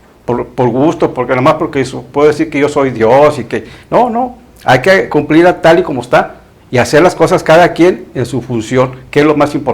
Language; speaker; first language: Spanish; native; Spanish